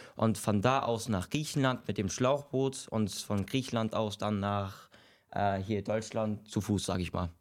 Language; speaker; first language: German; early bilingual, other home language; Arabic